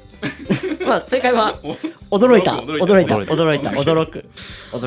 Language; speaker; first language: Japanese; native; Japanese